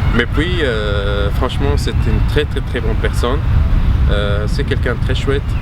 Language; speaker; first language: French; non-native, fluent; Arabic